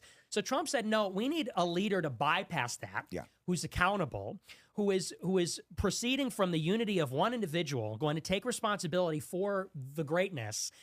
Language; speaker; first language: English; native; English